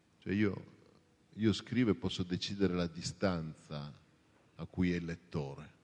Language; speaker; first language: Italian; native; Italian